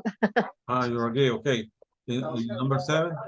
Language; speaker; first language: English; non-native, learner; Spanish